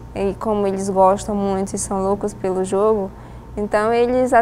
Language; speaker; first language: Portuguese; native; Portuguese